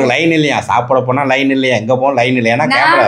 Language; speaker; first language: Tamil; native; Tamil